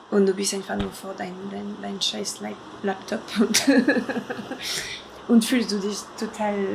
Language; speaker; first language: German; non-native, fluent; French